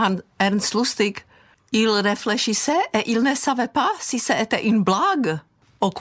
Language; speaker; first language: French; non-native, fluent; Czech